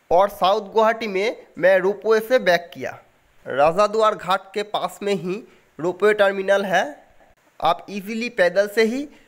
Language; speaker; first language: Hindi; non-native, local second language; Bangla